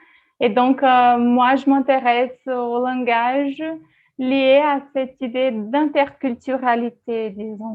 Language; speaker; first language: French; non-native, fluent; Portuguese